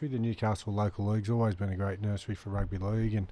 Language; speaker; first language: English; native; English